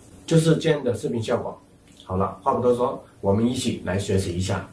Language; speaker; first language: Chinese; native; Chinese